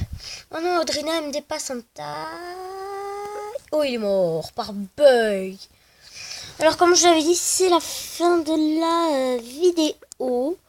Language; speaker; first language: French; native; French